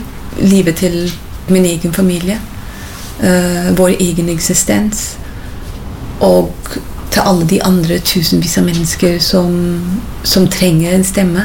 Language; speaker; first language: Norwegian; non-native, fluent; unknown